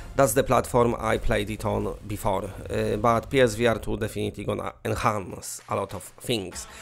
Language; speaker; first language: English; non-native, fluent; Polish